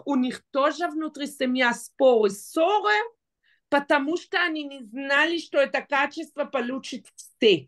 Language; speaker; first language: Russian; non-native, fluent; Hebrew